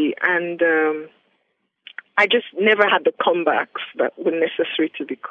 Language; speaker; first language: English; non-native, local second language; Yoruba